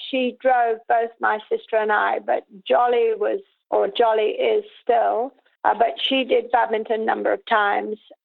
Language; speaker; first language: English; native; English